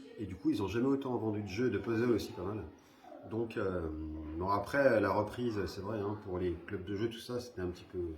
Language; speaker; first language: French; early bilingual, other home language; Spanish